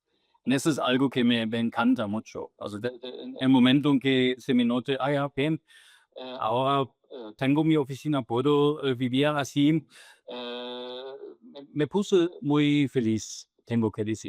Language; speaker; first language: Spanish; non-native, fluent; German